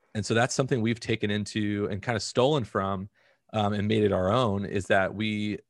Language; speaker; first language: English; native; English